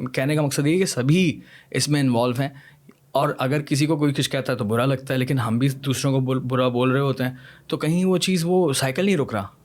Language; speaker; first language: Urdu; native; Urdu